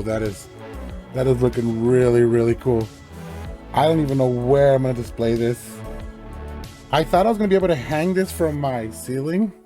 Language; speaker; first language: English; native; English